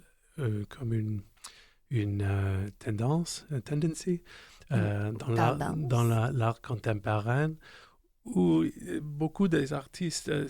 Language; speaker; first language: French; non-native, local second language; English